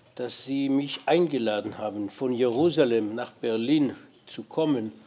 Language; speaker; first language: German; non-native, learner; Hebrew